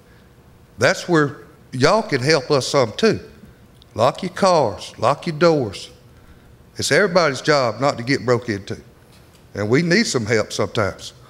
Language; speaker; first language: English; native; English